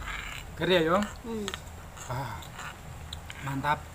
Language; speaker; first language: Indonesian; non-native, local second language; Javanese